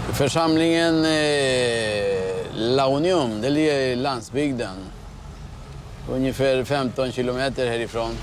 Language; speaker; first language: Swedish; early bilingual, heritage; Swedish